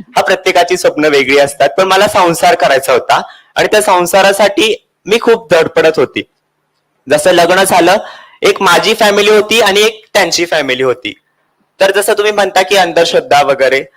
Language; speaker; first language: Marathi; native; Marathi